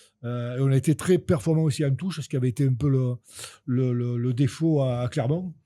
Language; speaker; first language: French; native; French